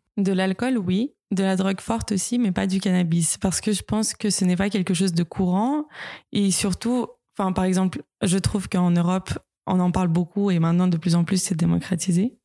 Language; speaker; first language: French; non-native, fluent; Russian